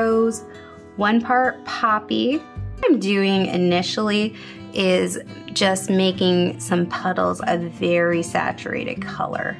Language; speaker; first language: English; native; English